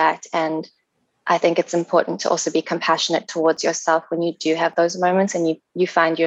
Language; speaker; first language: English; native; English